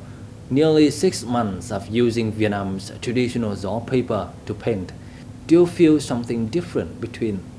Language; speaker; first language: English; non-native, fluent; Vietnamese